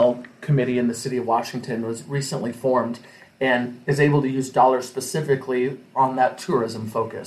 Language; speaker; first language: English; native; English